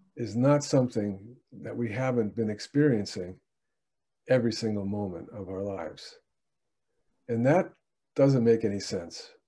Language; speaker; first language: English; native; English